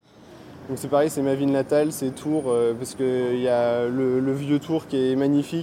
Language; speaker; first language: French; native; French